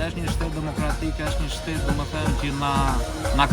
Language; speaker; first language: Albanian; early bilingual, heritage; Albanian